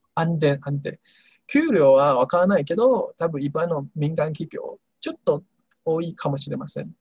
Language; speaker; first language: Japanese; non-native, fluent; Chinese